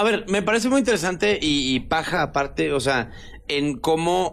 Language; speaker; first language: Spanish; native; Spanish